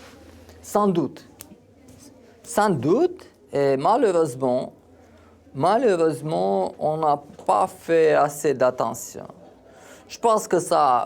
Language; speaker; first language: French; non-native, fluent; Romanian